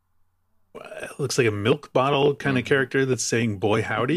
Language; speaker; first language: English; native; English